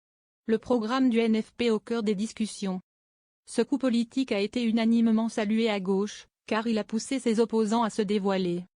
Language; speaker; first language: French; native; French